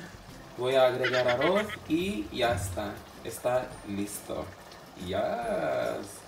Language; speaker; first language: Spanish; non-native, fluent; Filipino